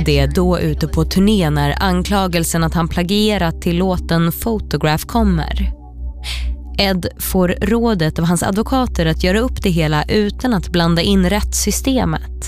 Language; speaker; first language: Swedish; native; Swedish